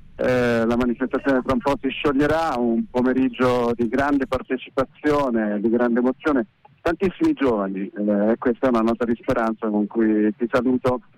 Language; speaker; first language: Italian; native; Italian